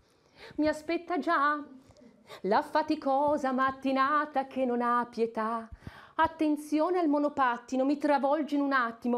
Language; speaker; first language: Italian; native; Italian